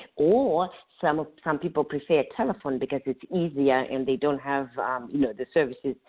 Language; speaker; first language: English; non-native, local second language; North Ndebele